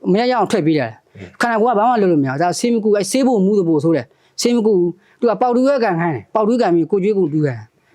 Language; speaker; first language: Burmese; non-native, local second language; Karen languages